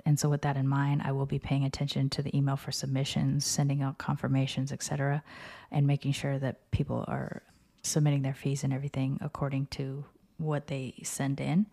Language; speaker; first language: English; native; English